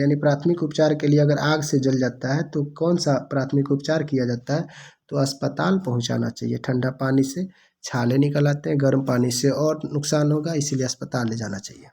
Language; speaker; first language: Hindi; non-native, local second language; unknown